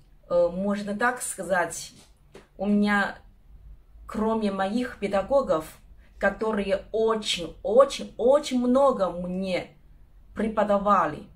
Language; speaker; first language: Russian; non-native, learner; Chinese